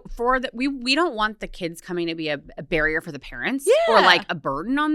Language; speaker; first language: English; native; English